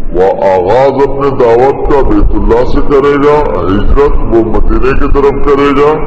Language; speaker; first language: Urdu; non-native, local second language; Pashto